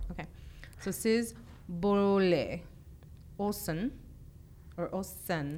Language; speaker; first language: Turkish; non-native, learner; English